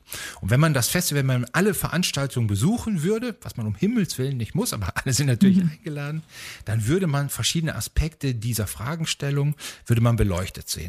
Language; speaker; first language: German; native; German